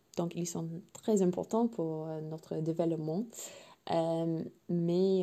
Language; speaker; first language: French; non-native, fluent; English